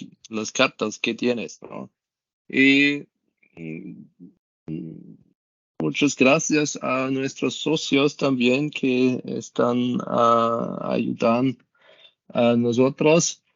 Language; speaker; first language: Spanish; non-native, learner; German